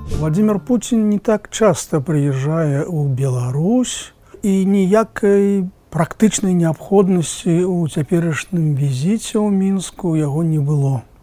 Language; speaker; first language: Belarusian; native; Belarusian